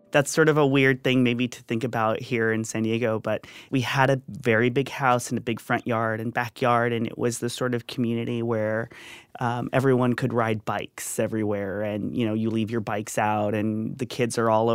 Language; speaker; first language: English; native; English